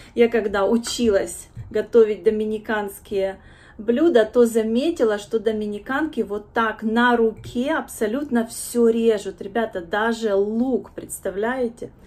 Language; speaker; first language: Russian; native; Russian